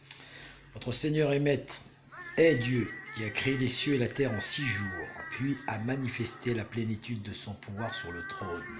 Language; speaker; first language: French; native; French